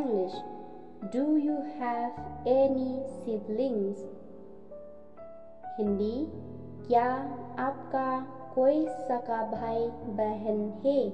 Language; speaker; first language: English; non-native, local second language; Khasi